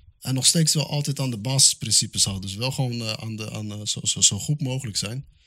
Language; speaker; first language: Dutch; early bilingual, other home language; Arabic